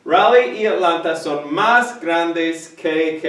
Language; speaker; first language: Spanish; non-native, fluent; English